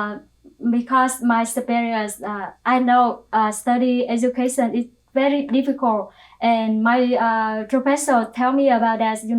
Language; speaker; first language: English; non-native, learner; Vietnamese